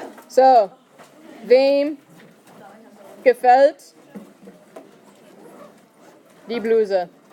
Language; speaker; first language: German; non-native, fluent; English